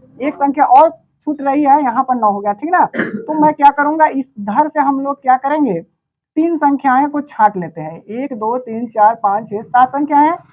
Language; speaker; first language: Hindi; native; Hindi